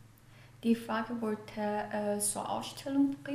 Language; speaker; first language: German; non-native, fluent; Korean